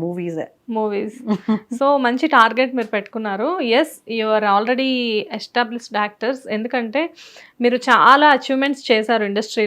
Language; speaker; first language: Telugu; native; Telugu